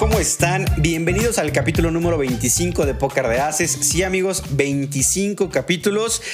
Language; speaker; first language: Spanish; native; Spanish